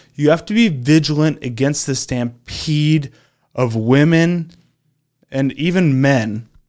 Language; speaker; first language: English; native; English